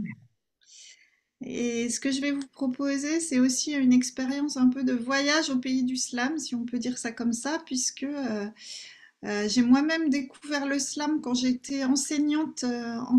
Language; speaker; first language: French; native; French